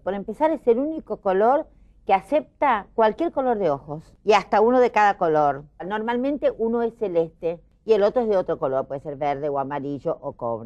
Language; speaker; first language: Spanish; native; Spanish